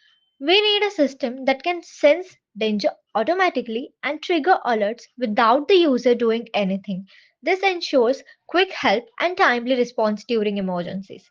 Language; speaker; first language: English; non-native, learner; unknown